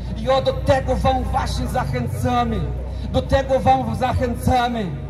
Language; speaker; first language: Polish; non-native, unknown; Portuguese